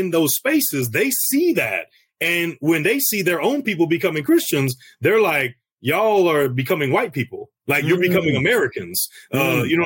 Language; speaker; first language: English; native; English